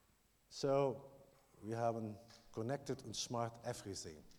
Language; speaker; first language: German; non-native, learner; Dutch